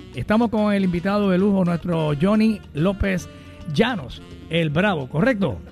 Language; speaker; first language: Spanish; native; Spanish